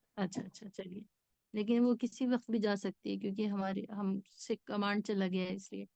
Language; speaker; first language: Urdu; native; Urdu